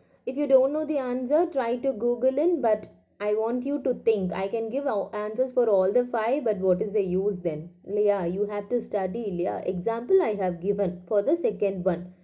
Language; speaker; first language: English; non-native, local second language; Tamil